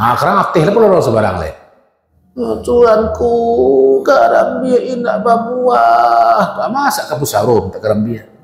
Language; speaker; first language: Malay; non-native, local second language; Minangkabau